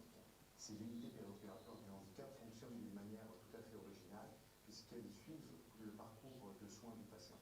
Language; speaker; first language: French; native; French